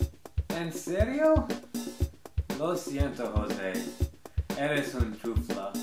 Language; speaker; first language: Spanish; non-native, learner; English